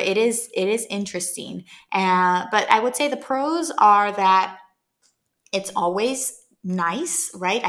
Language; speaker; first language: English; native; English